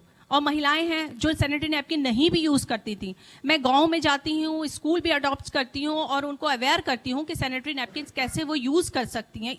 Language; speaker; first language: Hindi; native; Hindi